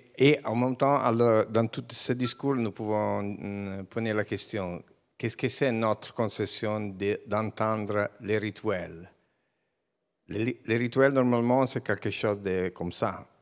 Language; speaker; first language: French; non-native, learner; Italian